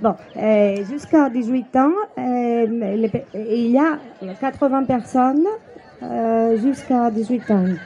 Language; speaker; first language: French; non-native, fluent; Greek